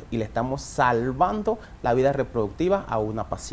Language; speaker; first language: Spanish; native; Spanish